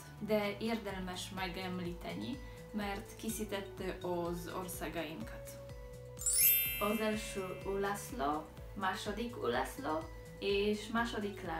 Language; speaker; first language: Hungarian; non-native, learner; Polish